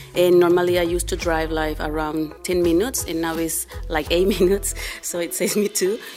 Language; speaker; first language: English; non-native, fluent; Spanish